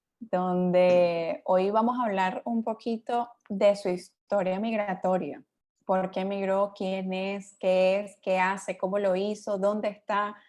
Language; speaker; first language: Spanish; native; Spanish